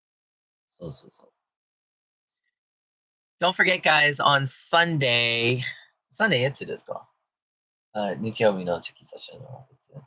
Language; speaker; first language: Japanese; non-native, learner; English